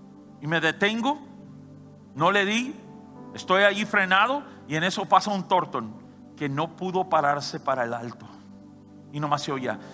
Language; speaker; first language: Spanish; native; Spanish